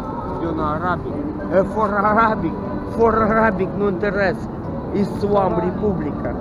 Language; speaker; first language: English; non-native, learner; Russian